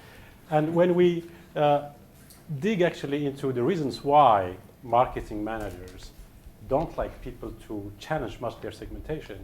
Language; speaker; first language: English; non-native, fluent; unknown